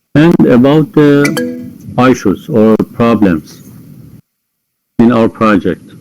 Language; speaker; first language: English; non-native, fluent; Persian